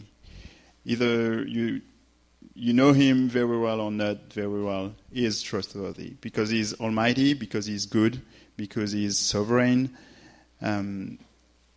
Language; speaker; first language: English; non-native, fluent; French